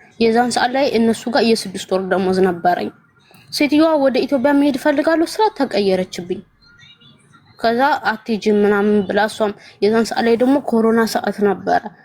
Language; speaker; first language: Amharic; native; Amharic